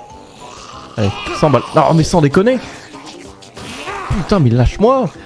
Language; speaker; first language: French; native; French